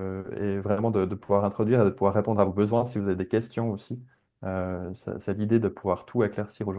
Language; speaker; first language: French; native; French